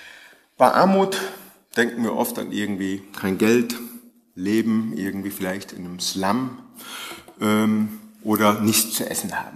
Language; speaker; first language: German; native; German